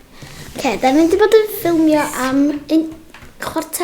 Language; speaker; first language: Welsh; native; Welsh